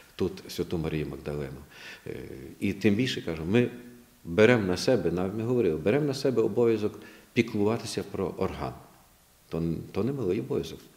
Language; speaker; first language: Ukrainian; native; Ukrainian